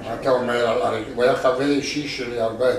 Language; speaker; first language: Hebrew; non-native, learner; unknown